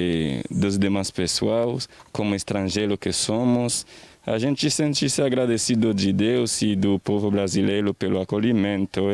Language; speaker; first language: Portuguese; non-native, fluent; Haitian Creole